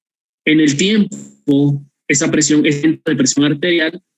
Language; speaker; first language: Spanish; native; Spanish